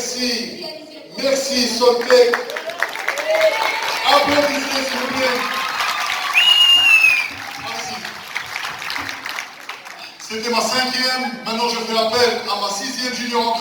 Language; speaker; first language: French; non-native, local second language; Arabic